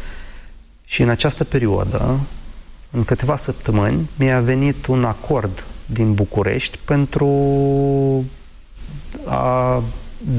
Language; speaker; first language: Romanian; non-native, fluent; Ukrainian